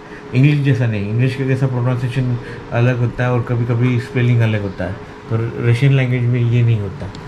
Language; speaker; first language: Hindi; non-native, local second language; Marathi